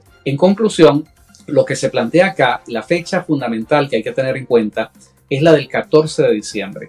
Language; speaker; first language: Spanish; native; Spanish